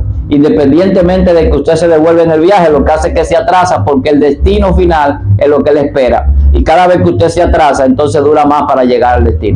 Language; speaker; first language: Spanish; native; Spanish